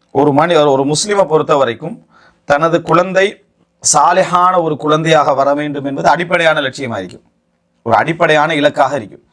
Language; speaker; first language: Tamil; native; Tamil